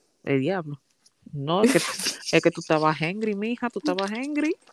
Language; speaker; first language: Spanish; early bilingual, heritage; Spanish